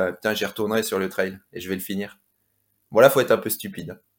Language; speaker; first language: French; native; French